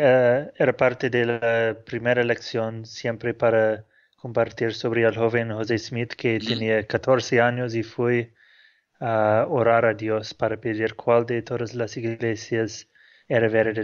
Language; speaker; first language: Spanish; non-native, fluent; English